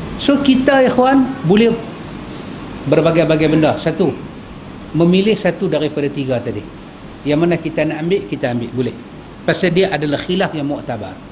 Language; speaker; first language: Malay; native; Malay